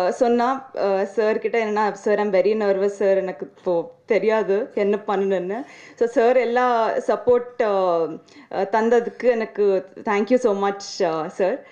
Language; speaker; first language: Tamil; non-native, learner; Telugu